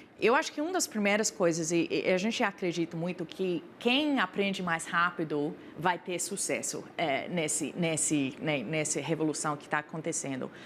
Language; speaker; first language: Portuguese; non-native, fluent; English